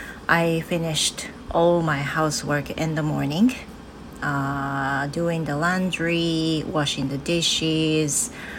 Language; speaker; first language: English; non-native, fluent; Japanese